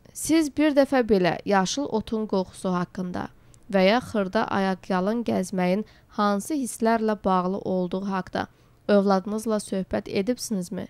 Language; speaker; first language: Azerbaijani; non-native, local second language; Georgian